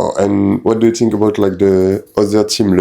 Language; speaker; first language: English; non-native, fluent; French